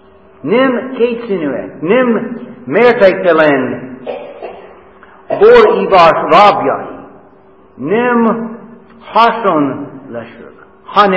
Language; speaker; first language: Hungarian; non-native, fluent; English